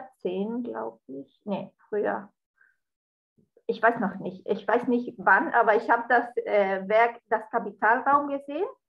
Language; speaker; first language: German; non-native, fluent; Spanish